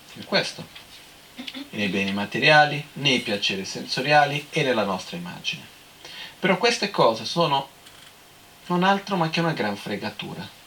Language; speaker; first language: Italian; non-native, fluent; Portuguese